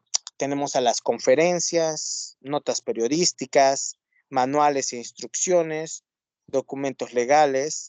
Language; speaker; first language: Spanish; native; Spanish